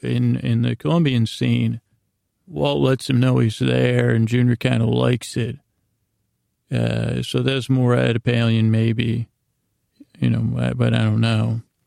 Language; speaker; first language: English; native; English